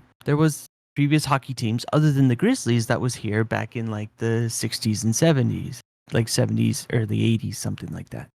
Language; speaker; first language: English; native; English